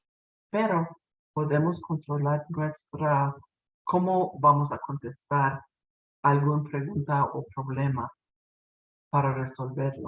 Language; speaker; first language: Spanish; non-native, fluent; English